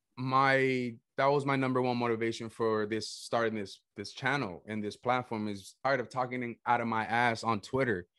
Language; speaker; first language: English; early bilingual, other home language; Spanish